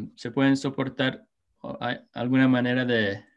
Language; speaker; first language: Spanish; non-native, fluent; English